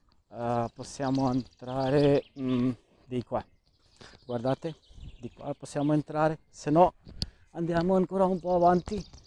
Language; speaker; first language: Italian; non-native, learner; Urdu